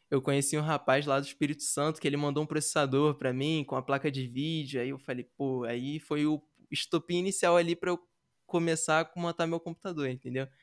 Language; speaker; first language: Portuguese; native; Portuguese